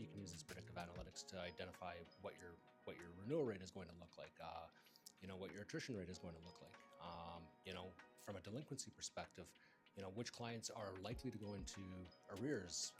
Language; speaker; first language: English; native; English